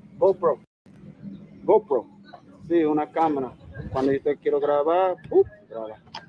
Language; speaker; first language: Spanish; non-native, learner; English